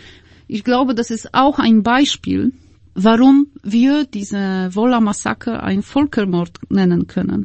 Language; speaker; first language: German; non-native, fluent; Polish